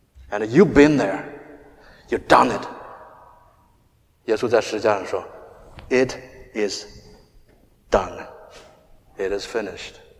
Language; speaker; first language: English; non-native, fluent; Chinese